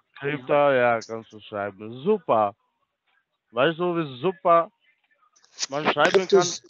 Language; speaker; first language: German; non-native, learner; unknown